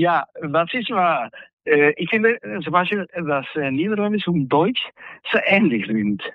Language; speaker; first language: German; non-native, fluent; Spanish